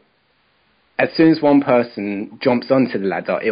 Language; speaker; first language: English; native; English